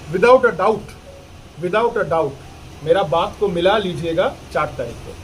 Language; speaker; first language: Hindi; non-native, local second language; Bangla